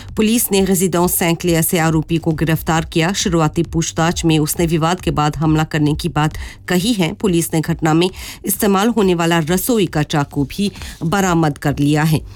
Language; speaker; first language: Hindi; non-native, local second language; Morisyen